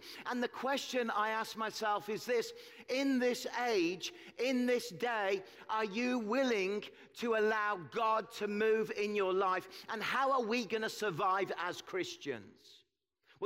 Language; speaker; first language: English; native; English